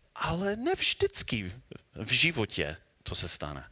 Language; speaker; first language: Czech; non-native, learner; English